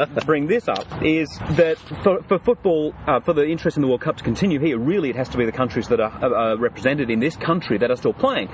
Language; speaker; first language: English; native; English